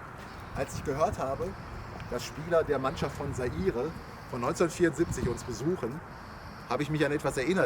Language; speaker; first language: German; native; German